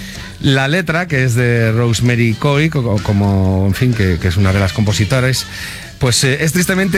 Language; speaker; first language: Spanish; native; Spanish